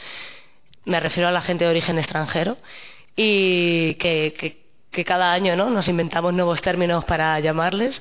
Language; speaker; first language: Spanish; native; Spanish